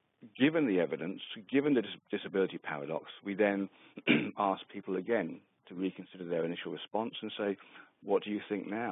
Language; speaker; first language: English; native; English